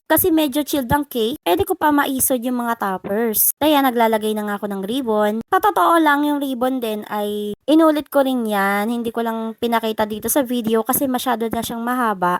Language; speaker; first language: Filipino; native; Filipino